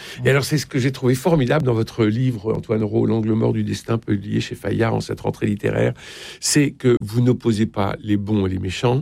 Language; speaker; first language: French; native; French